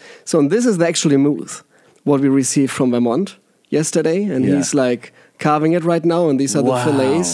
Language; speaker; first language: English; non-native, fluent; German